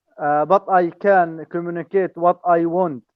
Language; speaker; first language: English; non-native, learner; Arabic